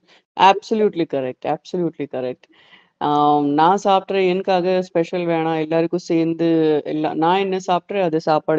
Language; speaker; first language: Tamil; non-native, fluent; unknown